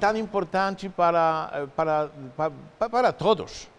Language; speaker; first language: Portuguese; non-native, fluent; Polish